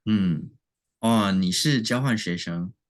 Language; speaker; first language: Chinese; non-native, learner; English